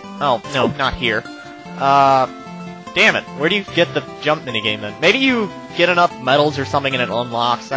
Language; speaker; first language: English; native; English